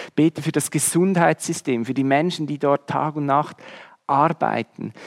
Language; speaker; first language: German; native; German